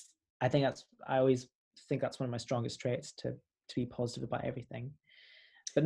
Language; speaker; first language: English; native; English